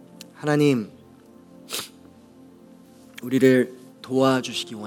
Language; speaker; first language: Korean; native; Korean